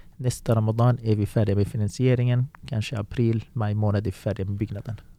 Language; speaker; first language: Swedish; early bilingual, other home language; Arabic